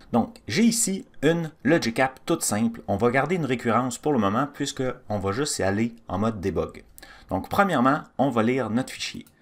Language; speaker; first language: French; native; French